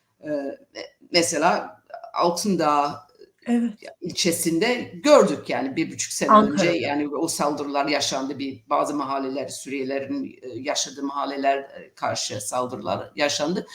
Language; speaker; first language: Turkish; non-native, fluent; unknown